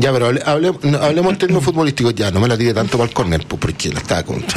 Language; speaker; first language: Spanish; native; Spanish